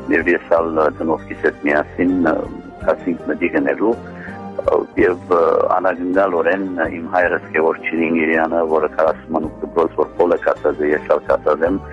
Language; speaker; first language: Armenian; early bilingual, heritage; Armenian